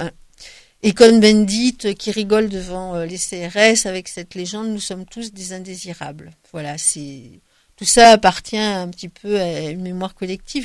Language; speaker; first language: French; native; French